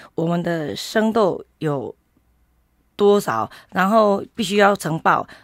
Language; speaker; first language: Chinese; native; Chinese